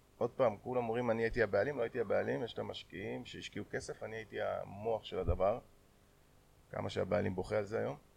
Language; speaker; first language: Hebrew; native; Hebrew